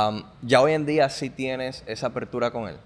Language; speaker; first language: Spanish; native; Spanish